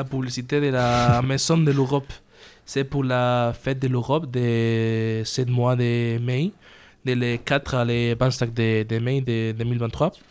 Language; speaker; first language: French; non-native, learner; Spanish